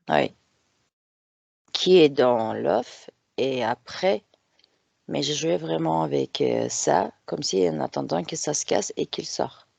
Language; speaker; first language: French; non-native, fluent; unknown